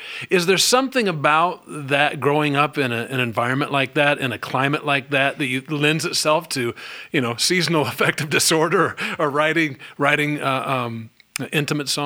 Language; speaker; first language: English; native; English